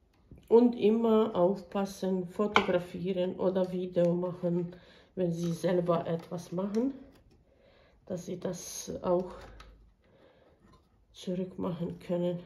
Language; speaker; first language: German; non-native, fluent; Bosnian